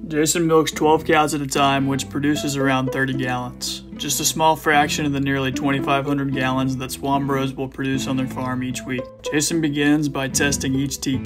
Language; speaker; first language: English; native; English